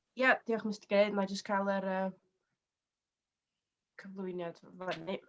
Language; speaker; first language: Welsh; native; Welsh